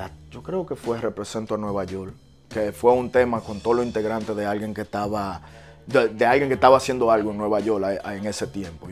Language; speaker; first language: Spanish; early bilingual, heritage; Spanish